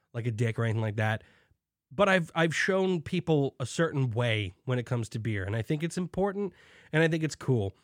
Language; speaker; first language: English; native; English